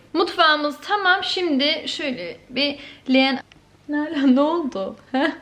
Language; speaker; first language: Turkish; early bilingual, heritage; Turkish